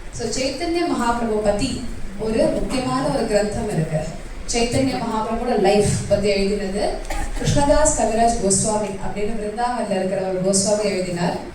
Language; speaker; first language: Tamil; early bilingual, heritage; Tamil